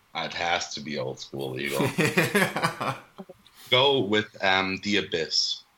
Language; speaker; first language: English; non-native, fluent; Swiss German